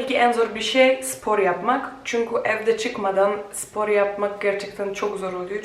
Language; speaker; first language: Turkish; non-native, fluent; Polish